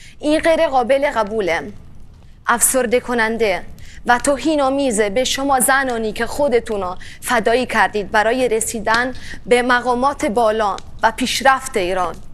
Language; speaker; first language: Persian; early bilingual, heritage; Italian